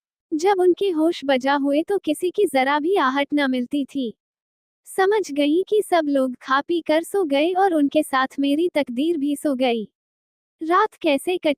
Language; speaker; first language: Hindi; native; Hindi